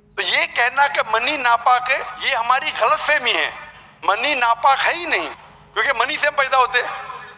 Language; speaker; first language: Urdu; non-native, local second language; Konkani